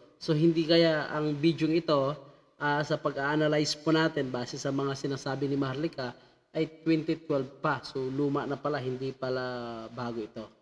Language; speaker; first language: Filipino; native; Filipino